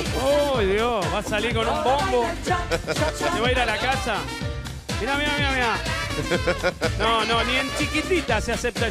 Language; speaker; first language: Spanish; native; Spanish